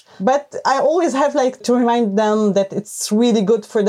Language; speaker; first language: English; non-native, fluent; Arabic